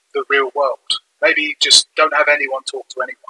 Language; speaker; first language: English; native; English